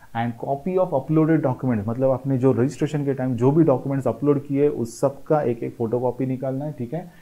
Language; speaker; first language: Hindi; non-native, local second language; Marathi